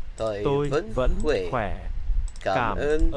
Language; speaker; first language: Vietnamese; non-native, learner; English